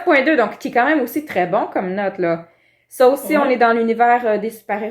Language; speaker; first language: French; native; French